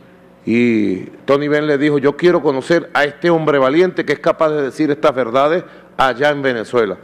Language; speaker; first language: Spanish; native; Spanish